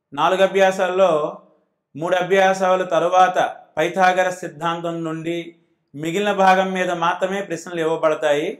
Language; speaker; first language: Telugu; native; Telugu